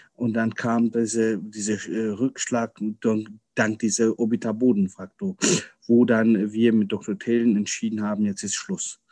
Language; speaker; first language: German; early bilingual, other home language; Arabic